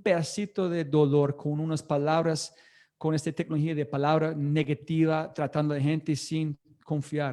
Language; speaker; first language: Spanish; non-native, fluent; English